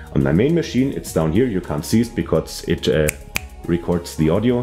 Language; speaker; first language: English; non-native, fluent; German